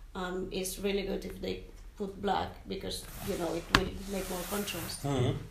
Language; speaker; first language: English; non-native, fluent; Spanish